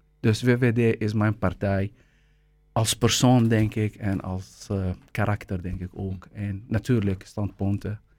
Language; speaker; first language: Dutch; non-native, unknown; Arabic